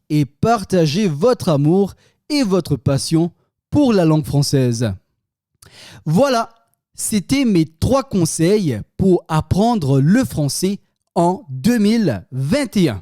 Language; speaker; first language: French; native; French